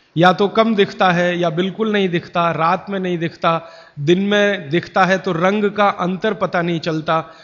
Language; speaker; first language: Hindi; native; Hindi